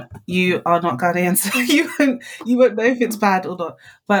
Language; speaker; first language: English; non-native, local second language; Akan